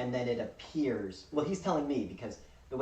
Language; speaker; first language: English; native; English